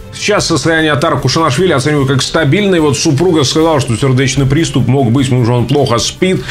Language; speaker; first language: Russian; native; Russian